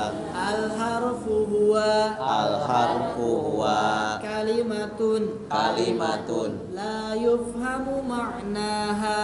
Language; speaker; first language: Arabic; non-native, learner; Indonesian